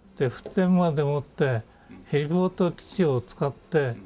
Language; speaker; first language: Japanese; native; Japanese